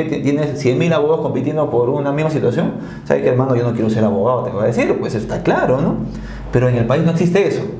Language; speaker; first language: Spanish; native; Spanish